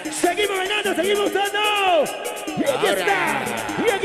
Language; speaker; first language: Spanish; native; Spanish